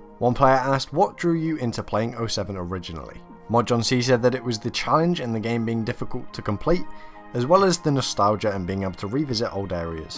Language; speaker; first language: English; native; English